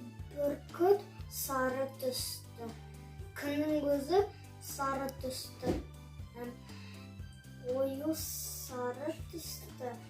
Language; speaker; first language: Kazakh; non-native, local second language; Russian